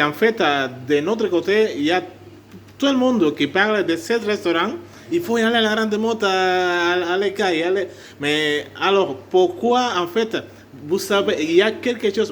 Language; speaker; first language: French; non-native, fluent; Spanish